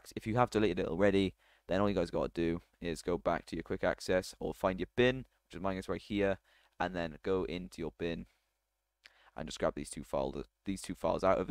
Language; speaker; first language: English; native; English